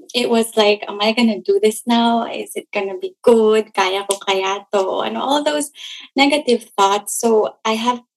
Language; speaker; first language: English; non-native, local second language; Cebuano